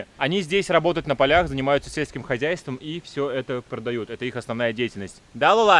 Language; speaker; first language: Russian; native; Russian